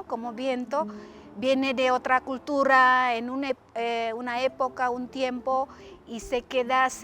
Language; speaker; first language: Spanish; non-native, fluent; Indonesian